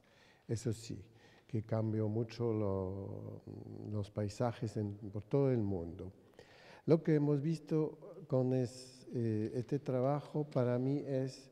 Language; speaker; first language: Spanish; non-native, fluent; French